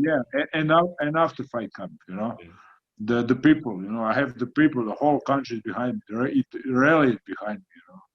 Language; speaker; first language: English; non-native, fluent; Croatian